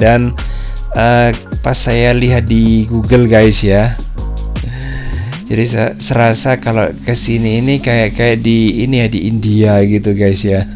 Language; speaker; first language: Indonesian; native; Indonesian